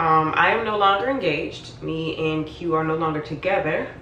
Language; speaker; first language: English; native; English